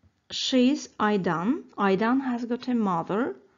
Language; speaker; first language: English; non-native, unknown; Azerbaijani